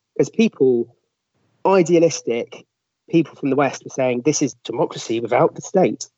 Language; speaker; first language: English; native; English